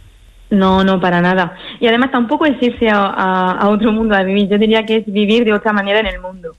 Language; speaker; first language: Spanish; early bilingual, heritage; French